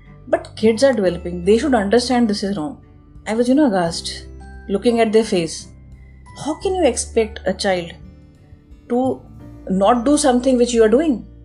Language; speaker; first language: English; non-native, local second language; Hindi